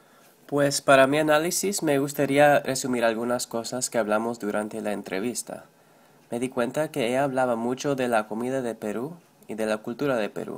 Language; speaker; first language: Spanish; non-native, learner; English